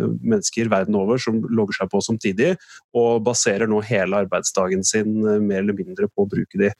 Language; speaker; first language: Norwegian; native; Norwegian